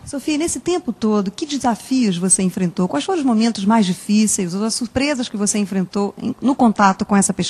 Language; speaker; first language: Portuguese; native; Portuguese